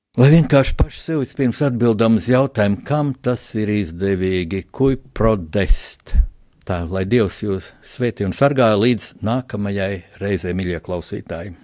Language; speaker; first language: Latvian; native; Latvian